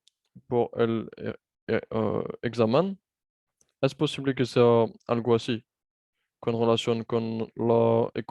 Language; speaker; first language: Spanish; non-native, fluent; French